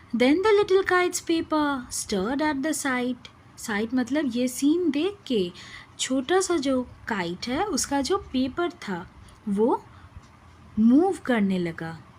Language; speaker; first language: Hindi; non-native, local second language; Bangla